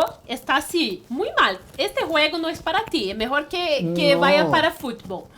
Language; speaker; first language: Spanish; non-native, fluent; Portuguese